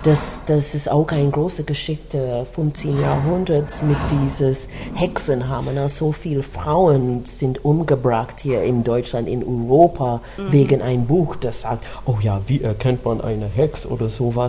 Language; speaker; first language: German; non-native, learner; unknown